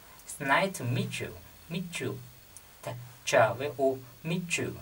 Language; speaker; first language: English; non-native, fluent; Vietnamese